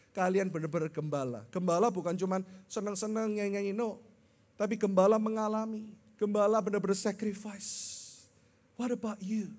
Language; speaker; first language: Indonesian; native; Indonesian